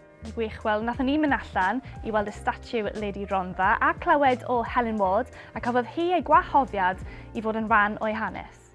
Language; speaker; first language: Welsh; non-native, local second language; English